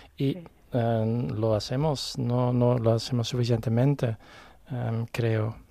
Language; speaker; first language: Spanish; non-native, fluent; Dutch